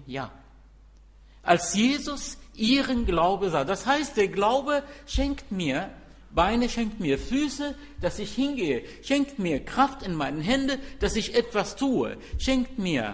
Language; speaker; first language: German; non-native, fluent; Arabic